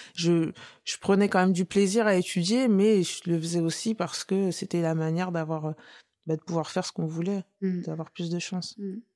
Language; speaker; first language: French; native; French